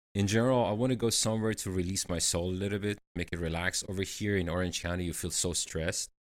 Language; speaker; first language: English; non-native, fluent; Persian